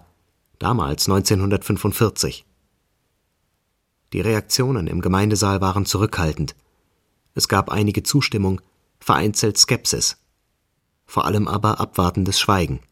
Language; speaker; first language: German; native; German